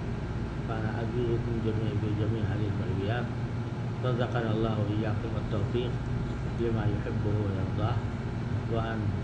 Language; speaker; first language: Arabic; non-native, fluent; Urdu